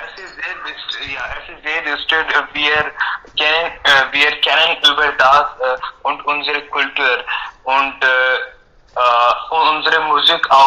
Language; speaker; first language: German; non-native, learner; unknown